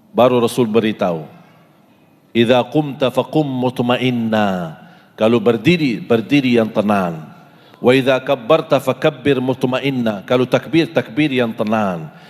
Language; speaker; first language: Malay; non-native, fluent; Arabic